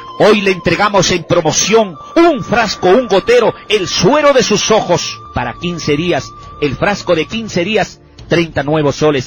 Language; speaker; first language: Spanish; native; Spanish